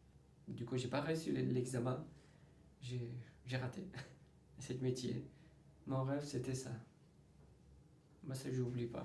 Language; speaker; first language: French; non-native, learner; Turkish